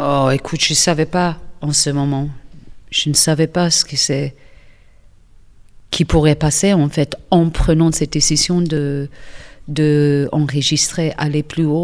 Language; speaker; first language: French; non-native, fluent; English